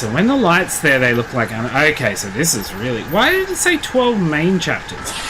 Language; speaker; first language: English; native; English